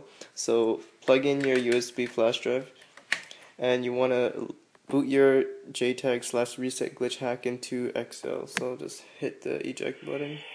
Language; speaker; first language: English; native; English